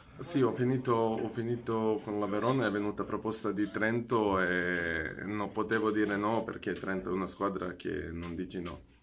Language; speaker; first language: Italian; non-native, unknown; Serbian